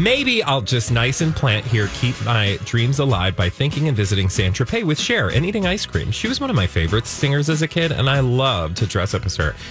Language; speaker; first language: English; native; English